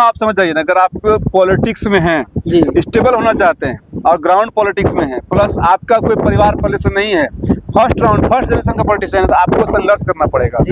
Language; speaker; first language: Hindi; native; Hindi